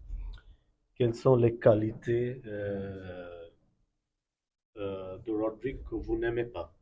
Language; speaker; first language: French; non-native, fluent; Bangla